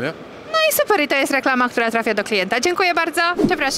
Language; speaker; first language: Polish; native; Polish